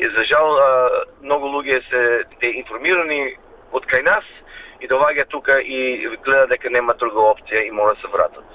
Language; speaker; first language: Macedonian; early bilingual, heritage; Macedonian